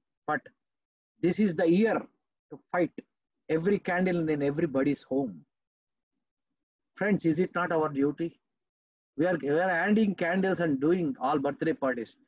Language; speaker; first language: English; non-native, local second language; Telugu